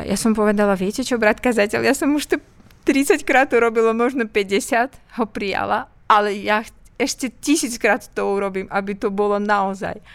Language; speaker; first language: Slovak; non-native, fluent; Russian